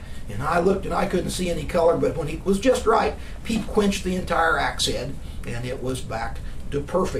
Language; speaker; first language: English; native; English